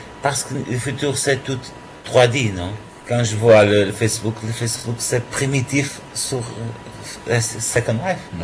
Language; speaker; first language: French; non-native, learner; Portuguese